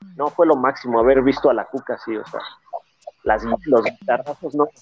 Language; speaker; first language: Spanish; native; Spanish